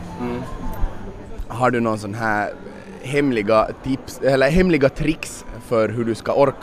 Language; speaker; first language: Swedish; native; Swedish